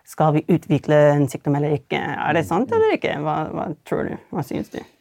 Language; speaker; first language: Norwegian; non-native, fluent; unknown